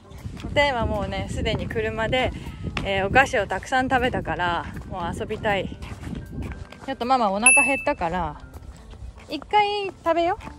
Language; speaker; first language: Japanese; native; Japanese